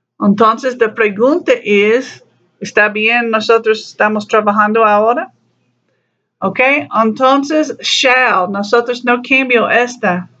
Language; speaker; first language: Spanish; non-native, learner; English